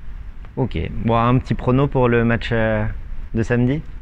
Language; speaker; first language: French; native; French